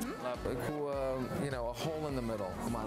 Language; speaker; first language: Romanian; early bilingual, heritage; Romanian